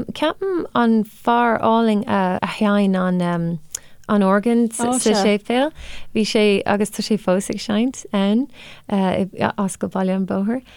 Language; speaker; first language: Irish; non-native, local second language; English